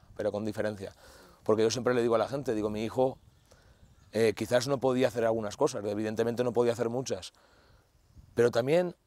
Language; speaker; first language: Spanish; native; Spanish